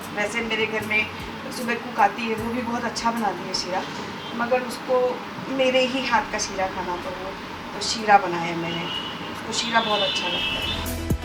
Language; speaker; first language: Hindi; non-native, local second language; Marathi